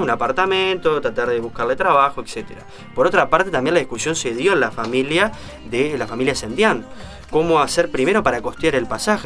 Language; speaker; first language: Spanish; native; Spanish